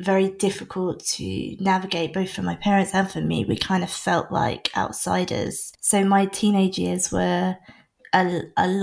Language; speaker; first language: English; native; English